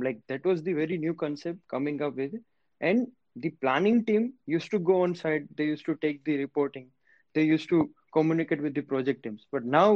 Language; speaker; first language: English; non-native, local second language; Gujarati